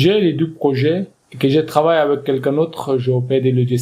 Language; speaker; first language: French; non-native, learner; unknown